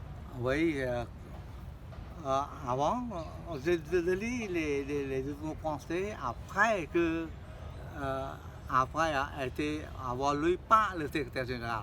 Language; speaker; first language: French; non-native, fluent; Khmer